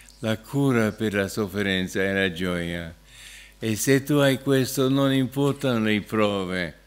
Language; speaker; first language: Italian; non-native, fluent; English